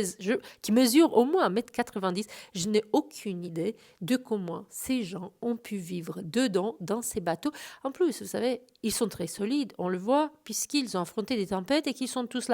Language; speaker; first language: French; native; French